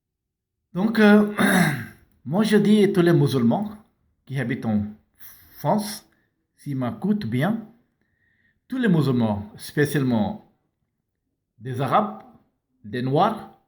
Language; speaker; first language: French; non-native, learner; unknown